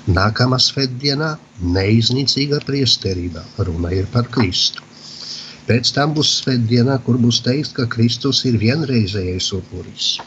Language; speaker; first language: Latvian; non-native, fluent; Polish